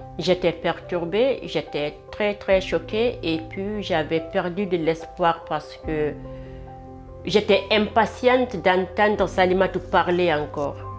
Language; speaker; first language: French; non-native, local second language; Fula